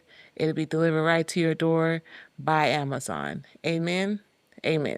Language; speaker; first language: English; native; English